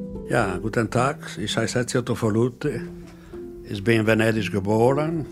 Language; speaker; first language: German; non-native, fluent; Italian